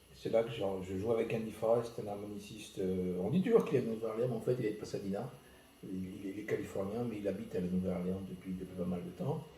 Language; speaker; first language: French; early bilingual, other home language; Malagasy